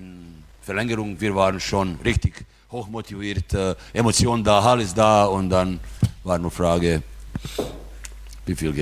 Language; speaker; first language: German; non-native, fluent; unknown